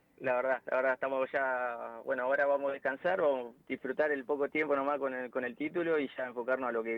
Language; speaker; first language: Spanish; native; Spanish